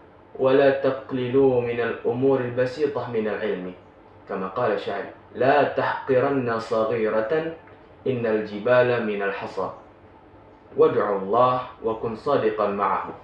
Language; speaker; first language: Arabic; non-native, fluent; Indonesian